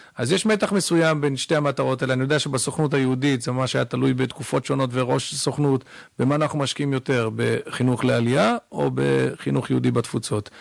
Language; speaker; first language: Hebrew; early bilingual, other home language; English